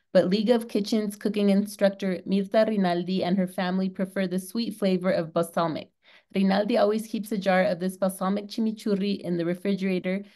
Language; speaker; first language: English; native; English